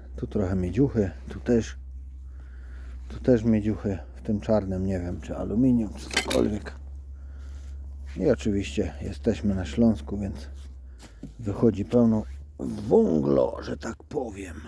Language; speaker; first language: Polish; native; Polish